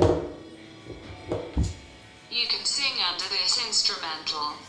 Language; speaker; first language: English; non-native, learner; Russian